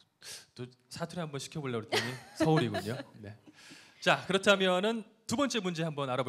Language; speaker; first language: Korean; native; Korean